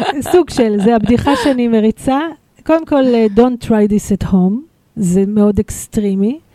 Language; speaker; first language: Hebrew; early bilingual, other home language; Russian